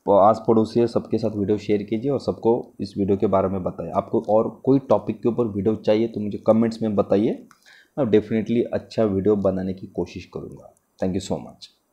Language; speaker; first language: Hindi; non-native, local second language; Marathi